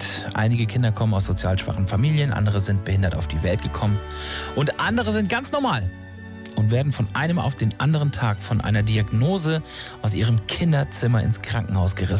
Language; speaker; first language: German; native; German